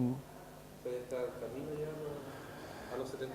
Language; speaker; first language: Spanish; native; Spanish